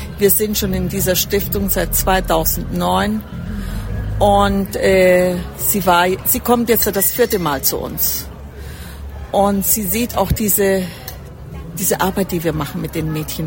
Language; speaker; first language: German; early bilingual, heritage; German